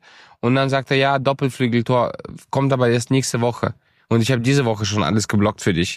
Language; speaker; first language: German; early bilingual, other home language; Romanian